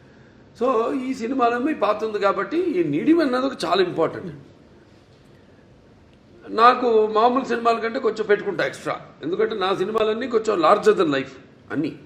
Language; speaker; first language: Telugu; native; Telugu